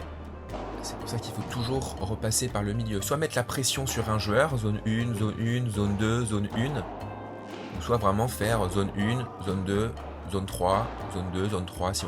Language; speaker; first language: French; native; French